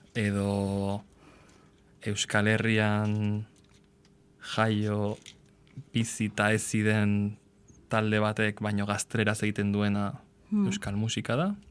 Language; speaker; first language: Basque; non-native, local second language; Spanish